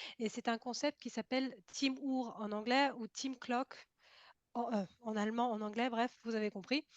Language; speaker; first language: French; native; French